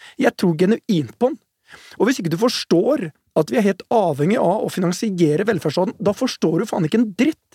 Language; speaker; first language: Norwegian; native; Norwegian